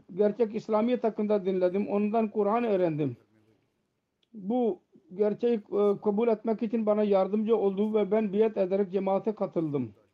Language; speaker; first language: Turkish; non-native, fluent; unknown